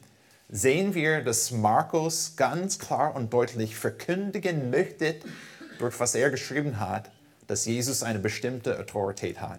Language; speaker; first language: German; non-native, fluent; English